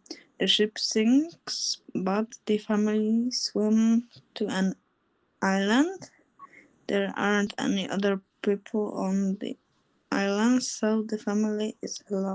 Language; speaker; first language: English; non-native, learner; Polish